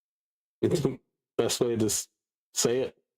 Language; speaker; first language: English; native; English